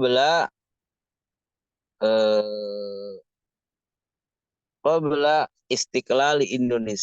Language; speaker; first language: Arabic; non-native, fluent; Indonesian